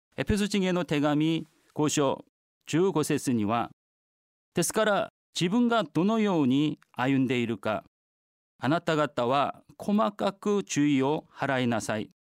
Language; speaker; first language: Japanese; non-native, fluent; Korean